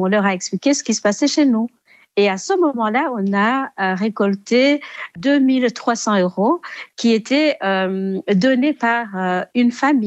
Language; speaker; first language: French; non-native, local second language; Rundi